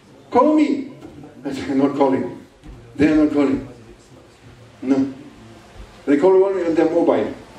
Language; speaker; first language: English; non-native, fluent; German